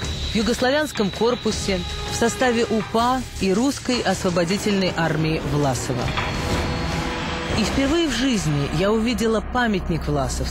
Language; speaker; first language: Russian; native; Russian